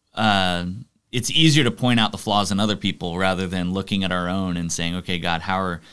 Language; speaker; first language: English; native; English